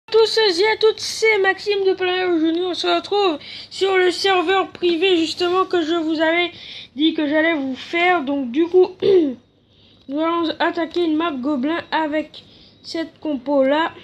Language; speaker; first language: French; native; French